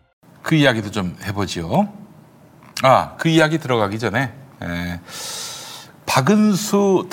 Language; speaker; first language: Korean; native; Korean